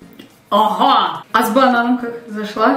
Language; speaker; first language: Russian; native; Russian